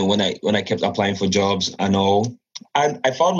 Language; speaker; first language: English; non-native, local second language; Yoruba